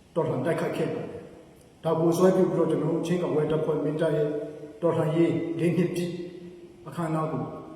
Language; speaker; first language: Burmese; non-native, local second language; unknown